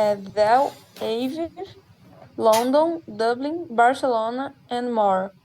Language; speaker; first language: English; non-native, learner; Portuguese